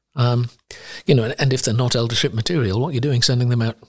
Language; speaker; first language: English; native; English